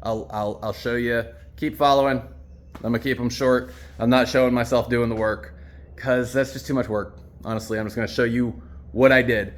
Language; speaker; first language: English; native; English